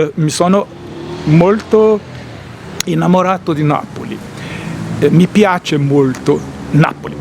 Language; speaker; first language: Italian; non-native, learner; Portuguese